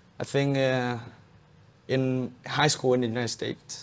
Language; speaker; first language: English; non-native, fluent; Vietnamese